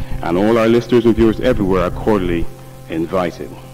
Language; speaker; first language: English; native; English